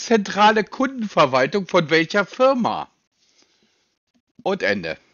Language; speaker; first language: German; native; German